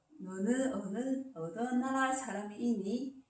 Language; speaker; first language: Korean; non-native, learner; Chinese